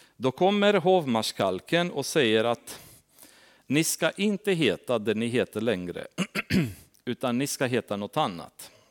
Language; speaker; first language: Swedish; non-native, fluent; Romanian